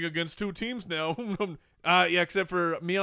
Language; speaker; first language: English; native; English